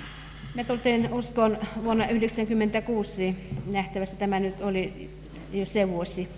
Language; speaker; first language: Finnish; non-native, fluent; Russian